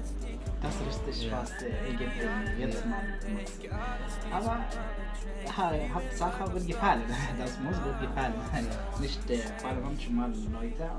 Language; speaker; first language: German; non-native, learner; Arabic